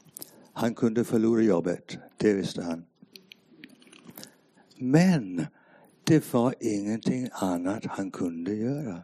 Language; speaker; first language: Swedish; non-native, fluent; English